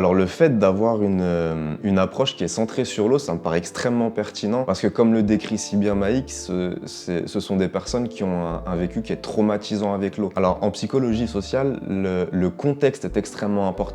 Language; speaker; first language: French; native; French